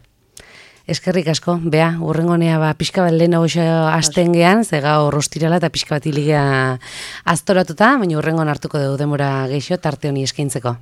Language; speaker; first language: Basque; native; Basque